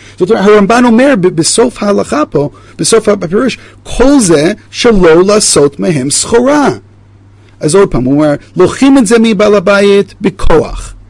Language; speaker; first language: Hebrew; non-native, fluent; English